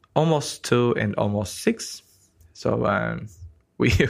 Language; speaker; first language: English; non-native, fluent; Romanian